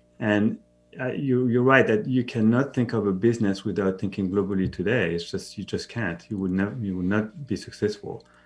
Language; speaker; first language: English; non-native, fluent; French